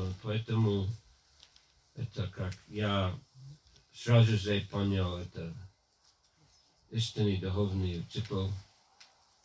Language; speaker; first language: Russian; non-native, fluent; English